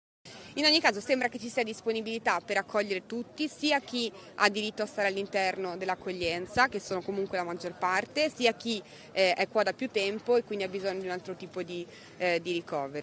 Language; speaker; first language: Italian; native; Italian